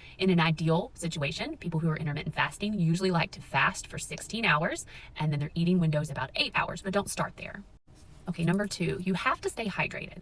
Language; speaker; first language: English; native; English